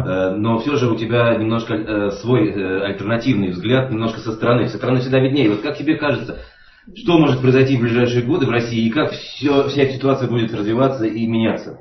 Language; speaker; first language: Russian; native; Russian